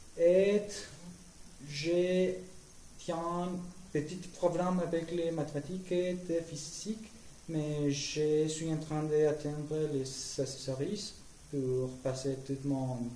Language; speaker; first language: French; non-native, learner; Spanish